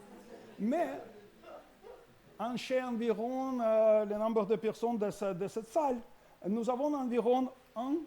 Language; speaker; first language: French; non-native, learner; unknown